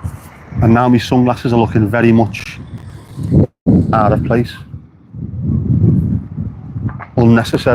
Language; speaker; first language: English; native; English